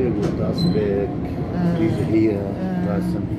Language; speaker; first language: German; non-native, learner; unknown